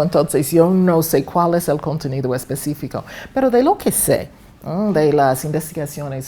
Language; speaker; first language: Spanish; non-native, fluent; English